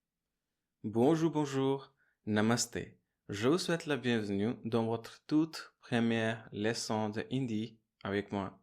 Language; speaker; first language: French; non-native, fluent; Hindi